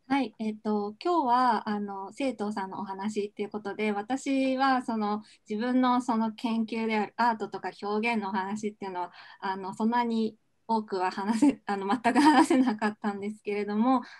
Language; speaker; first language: Japanese; native; Japanese